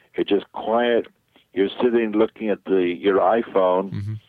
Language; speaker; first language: English; native; English